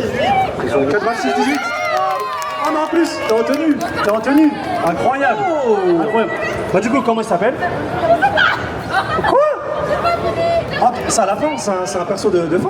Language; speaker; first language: French; native; French